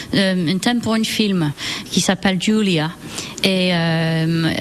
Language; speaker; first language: French; non-native, learner; English